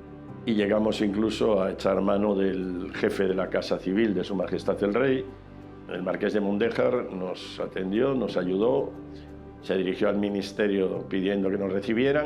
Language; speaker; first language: Spanish; native; Spanish